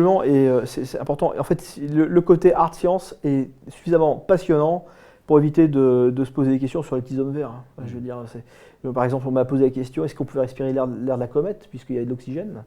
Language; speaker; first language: French; native; French